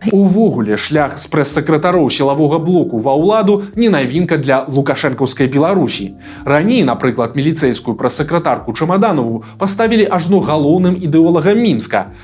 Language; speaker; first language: Belarusian; native; Belarusian